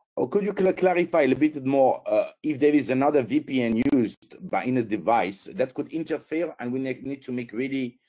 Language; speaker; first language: English; non-native, fluent; Italian